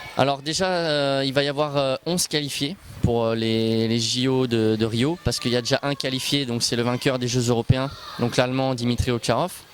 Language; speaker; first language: French; early bilingual, other home language; Bosnian